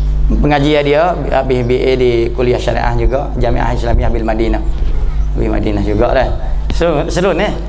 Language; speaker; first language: Malay; native; Malay